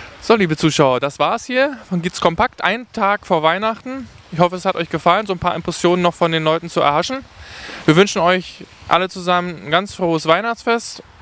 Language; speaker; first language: German; native; German